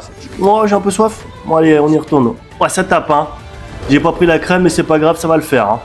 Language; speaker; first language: French; native; French